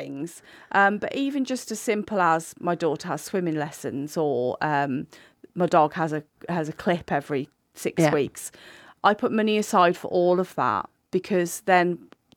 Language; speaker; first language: English; native; English